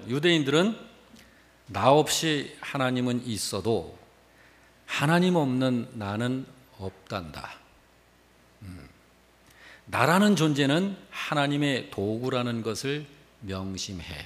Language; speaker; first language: Korean; native; Korean